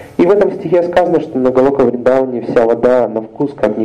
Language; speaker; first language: Russian; native; Russian